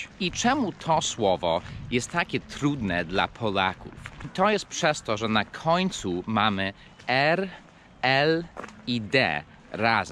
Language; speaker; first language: Polish; non-native, fluent; English